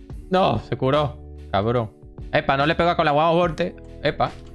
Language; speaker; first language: Spanish; native; Spanish